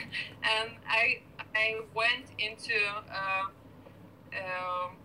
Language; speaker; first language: English; non-native, fluent; Lithuanian